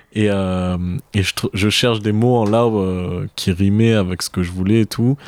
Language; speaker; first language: French; native; French